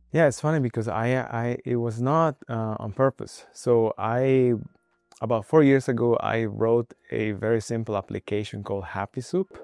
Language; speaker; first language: English; non-native, fluent; Spanish